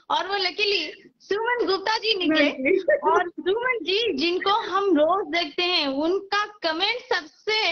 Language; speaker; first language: Hindi; non-native, local second language; Odia